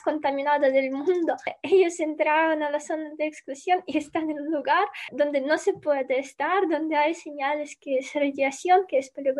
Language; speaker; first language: Spanish; non-native, fluent; Ukrainian